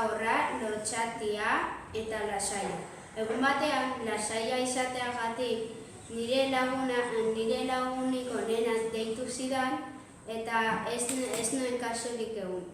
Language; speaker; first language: Basque; early bilingual, other home language; Armenian